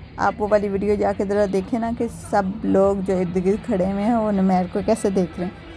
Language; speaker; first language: Urdu; native; Urdu